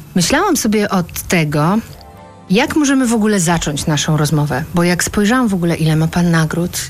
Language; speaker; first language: Polish; native; Polish